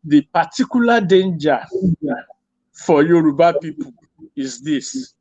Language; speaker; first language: English; non-native, local second language; Yoruba